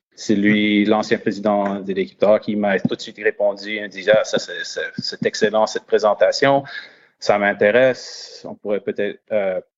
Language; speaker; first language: French; native; French